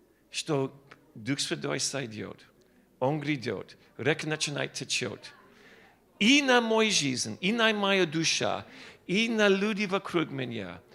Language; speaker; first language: Russian; non-native, learner; English